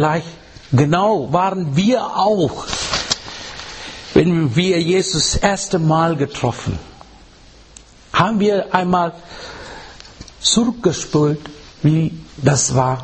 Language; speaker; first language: German; non-native, fluent; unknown